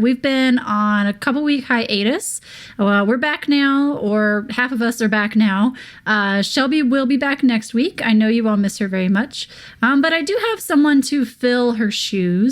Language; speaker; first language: English; native; English